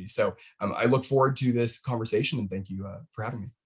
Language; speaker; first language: English; native; English